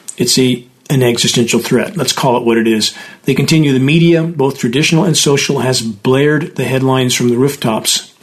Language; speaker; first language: English; native; English